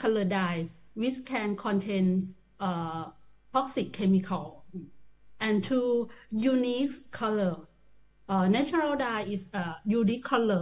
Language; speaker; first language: English; non-native, learner; Thai